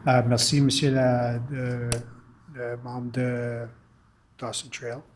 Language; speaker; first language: French; early bilingual, heritage; French